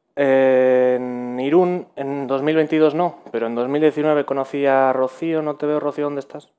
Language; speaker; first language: Spanish; native; Spanish